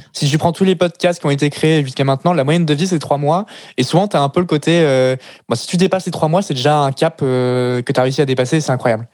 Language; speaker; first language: French; native; French